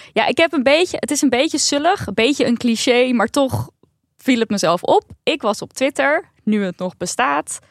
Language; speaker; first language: Dutch; native; Dutch